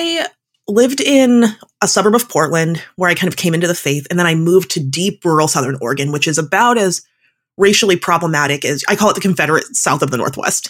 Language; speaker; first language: English; native; English